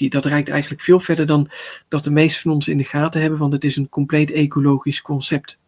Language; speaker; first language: Dutch; native; Dutch